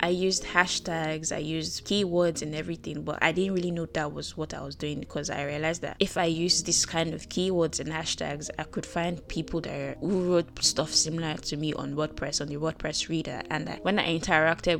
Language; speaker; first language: English; non-native, local second language; Yoruba